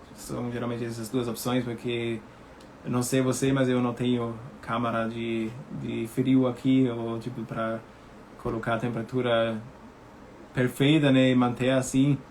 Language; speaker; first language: Portuguese; non-native, fluent; German